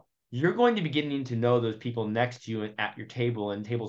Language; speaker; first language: English; native; English